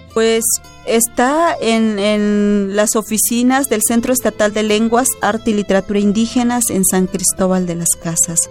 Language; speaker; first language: Spanish; non-native, local second language; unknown